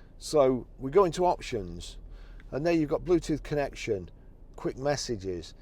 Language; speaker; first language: English; native; English